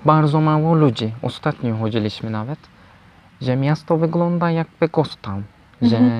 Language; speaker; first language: Polish; non-native, learner; Turkish